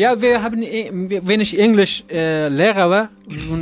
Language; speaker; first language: German; non-native, learner; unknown